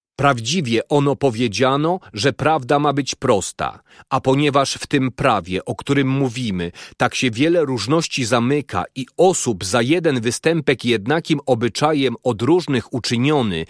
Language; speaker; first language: Polish; native; Polish